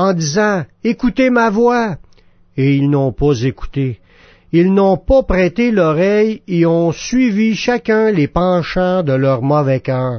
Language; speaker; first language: French; native; French